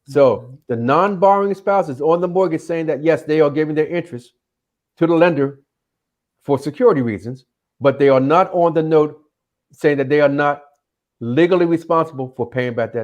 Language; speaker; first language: English; native; English